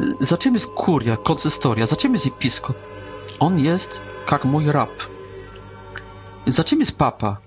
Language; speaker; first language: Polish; non-native, learner; Russian